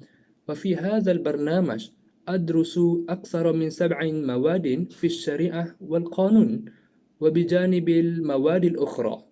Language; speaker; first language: Arabic; non-native, learner; Malay